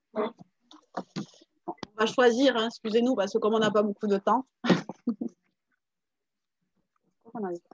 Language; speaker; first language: French; native; French